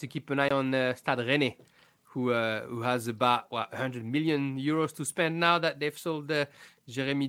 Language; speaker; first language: English; non-native, fluent; French